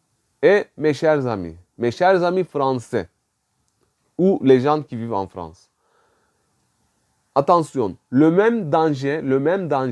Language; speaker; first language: French; non-native, fluent; Turkish